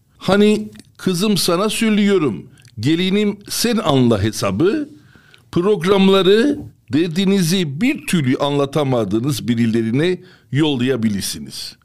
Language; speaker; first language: Turkish; non-native, local second language; Armenian